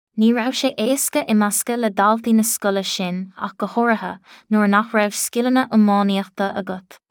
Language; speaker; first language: Irish; non-native, local second language; English